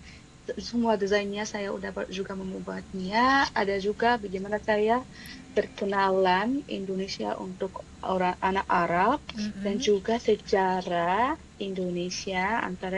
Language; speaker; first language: Indonesian; non-native, fluent; Arabic